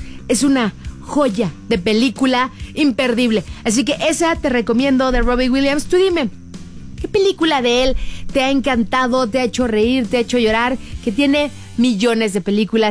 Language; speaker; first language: Spanish; native; Spanish